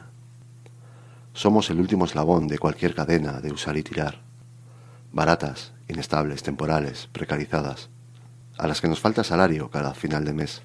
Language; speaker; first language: Spanish; native; Spanish